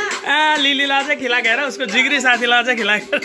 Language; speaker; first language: Hindi; non-native, local second language; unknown